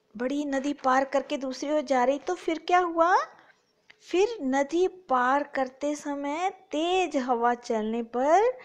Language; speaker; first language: Hindi; non-native, local second language; Punjabi